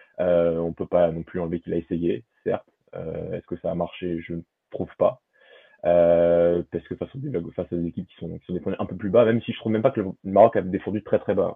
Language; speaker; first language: French; early bilingual, other home language; Portuguese